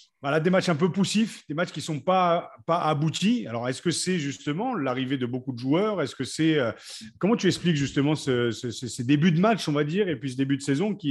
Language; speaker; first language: French; native; French